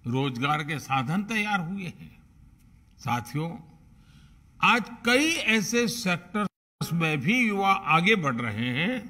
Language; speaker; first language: Hindi; non-native, local second language; Gujarati